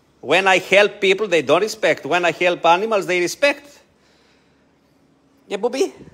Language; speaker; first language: English; non-native, fluent; Greek